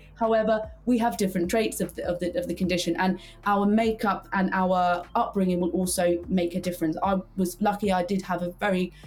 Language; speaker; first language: English; early bilingual, heritage; English